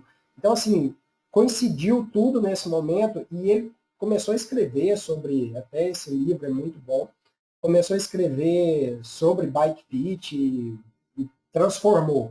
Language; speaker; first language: Portuguese; native; Portuguese